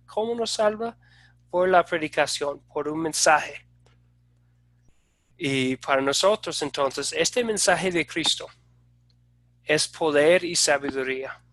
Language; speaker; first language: Spanish; non-native, fluent; English